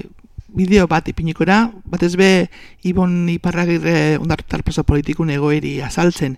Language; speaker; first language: Basque; native; Basque